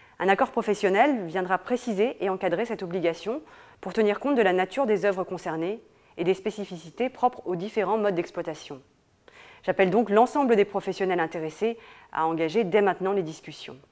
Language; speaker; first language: French; native; French